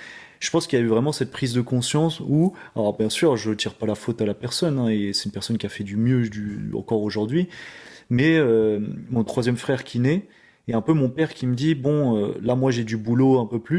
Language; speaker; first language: French; native; French